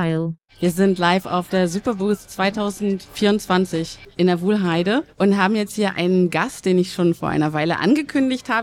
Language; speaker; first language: German; native; German